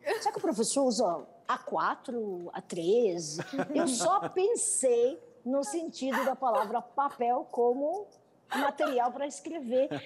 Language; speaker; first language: Portuguese; non-native, fluent; Arabic